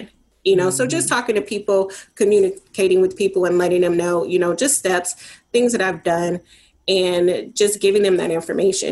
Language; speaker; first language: English; native; English